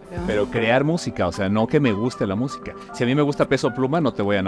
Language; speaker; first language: Spanish; native; Spanish